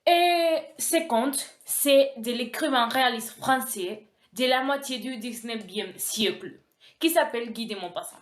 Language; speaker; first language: French; non-native, learner; Spanish